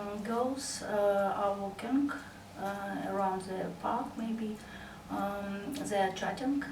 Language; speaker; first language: English; non-native, learner; Russian